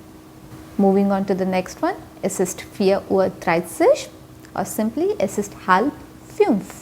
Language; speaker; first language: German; non-native, fluent; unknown